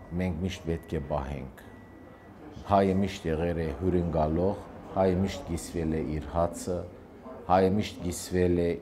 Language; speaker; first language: Armenian; early bilingual, heritage; Armenian